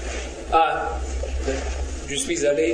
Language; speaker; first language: French; non-native, learner; Russian